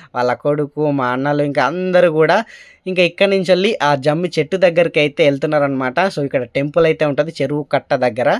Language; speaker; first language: Telugu; native; Telugu